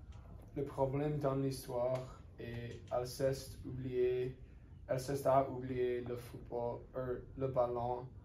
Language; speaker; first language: French; non-native, learner; English